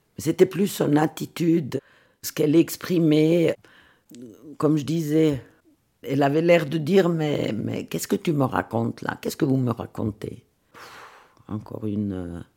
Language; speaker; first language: French; non-native, fluent; Swiss German